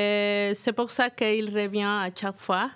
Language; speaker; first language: French; non-native, fluent; Spanish